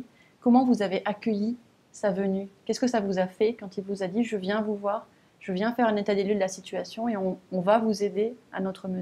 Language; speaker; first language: French; native; French